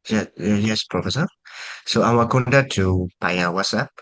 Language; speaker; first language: English; non-native, fluent; Burmese